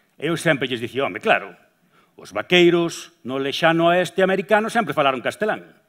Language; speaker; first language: Galician; native; Galician